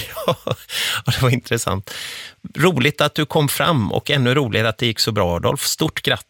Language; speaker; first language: Swedish; native; Swedish